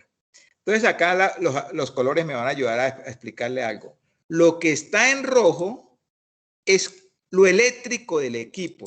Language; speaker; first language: Spanish; native; Spanish